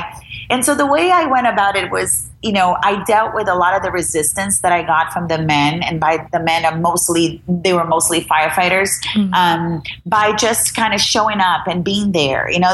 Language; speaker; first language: English; non-native, fluent; Portuguese